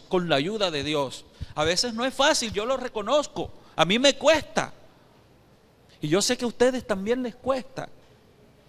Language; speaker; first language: Spanish; native; Spanish